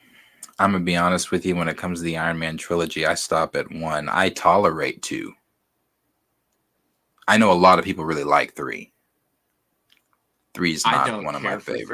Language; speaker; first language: English; native; English